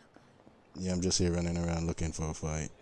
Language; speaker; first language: English; native; English